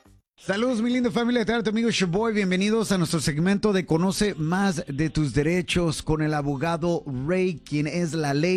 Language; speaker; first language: Spanish; native; Spanish